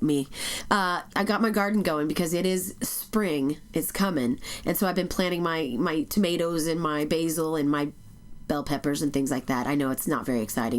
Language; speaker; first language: English; native; English